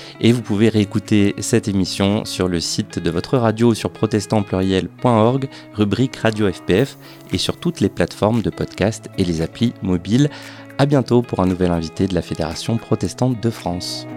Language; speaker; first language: French; native; French